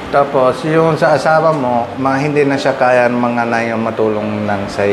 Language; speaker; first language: Filipino; non-native, learner; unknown